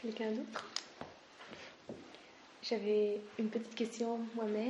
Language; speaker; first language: French; non-native, local second language; Dutch